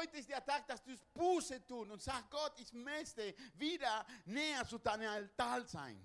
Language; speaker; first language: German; non-native, learner; Spanish